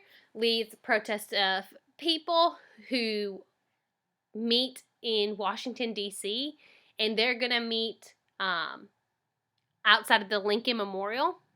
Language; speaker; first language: English; native; English